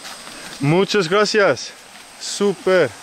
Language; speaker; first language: Spanish; non-native, learner; English